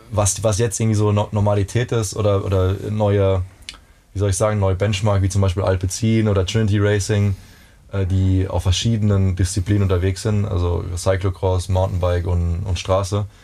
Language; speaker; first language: German; native; German